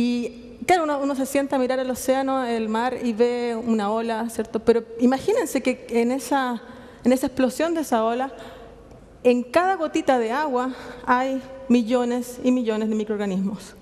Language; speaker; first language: Spanish; native; Spanish